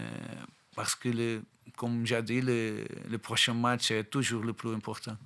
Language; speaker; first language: French; non-native, fluent; Portuguese